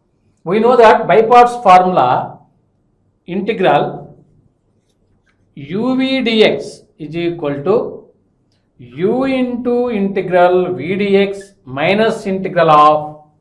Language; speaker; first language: English; non-native, local second language; Telugu